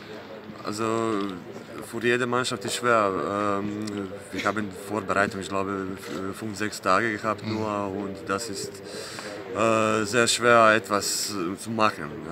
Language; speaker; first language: German; non-native, fluent; Croatian